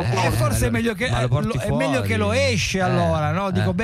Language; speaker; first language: Italian; native; Italian